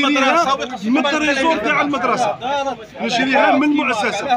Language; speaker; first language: Arabic; native; Arabic